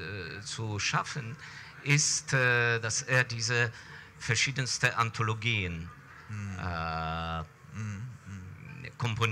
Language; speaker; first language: German; non-native, fluent; Ukrainian